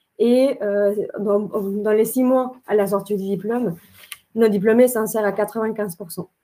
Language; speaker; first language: French; non-native, fluent; Spanish